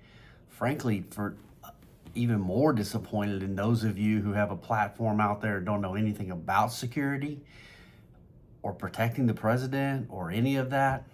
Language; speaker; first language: English; native; English